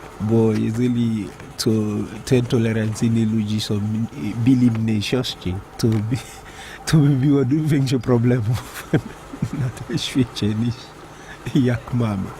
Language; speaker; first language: Polish; non-native, learner; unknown